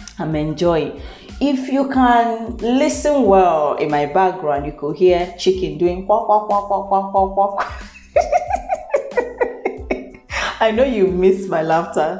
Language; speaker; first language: English; non-native, local second language; Igbo